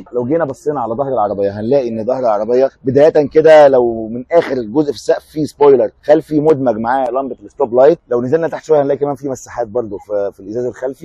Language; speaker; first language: Arabic; native; Arabic